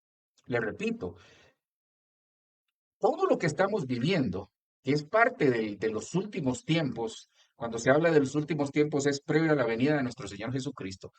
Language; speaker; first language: Spanish; native; Spanish